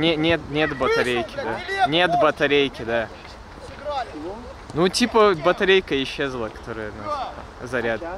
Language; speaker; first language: Russian; native; Russian